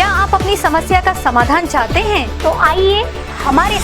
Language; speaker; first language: Hindi; native; Hindi